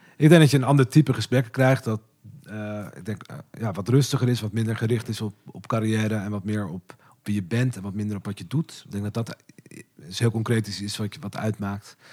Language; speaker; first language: Dutch; native; Dutch